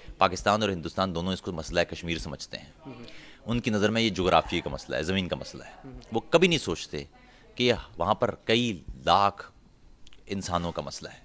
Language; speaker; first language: Urdu; non-native, local second language; Punjabi